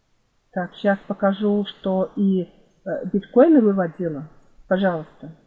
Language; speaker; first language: Russian; non-native, fluent; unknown